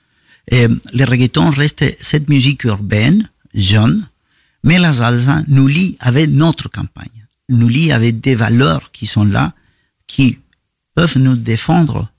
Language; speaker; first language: French; non-native, fluent; Spanish